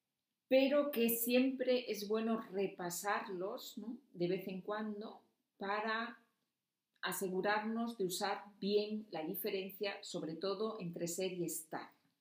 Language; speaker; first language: Spanish; non-native, fluent; German